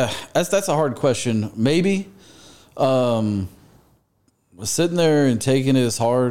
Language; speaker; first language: English; native; English